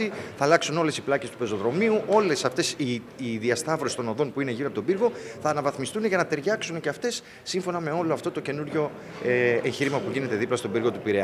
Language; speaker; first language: Greek; native; Greek